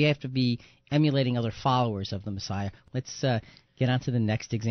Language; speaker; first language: English; native; English